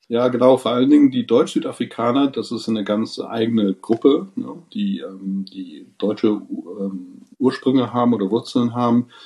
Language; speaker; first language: German; non-native, fluent; English